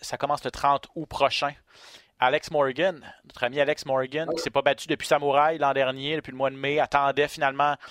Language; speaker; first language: French; native; French